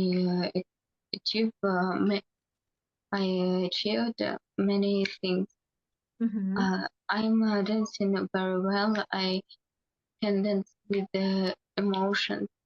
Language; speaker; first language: English; non-native, learner; Russian